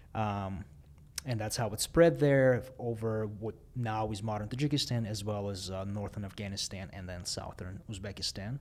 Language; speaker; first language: English; non-native, fluent; Russian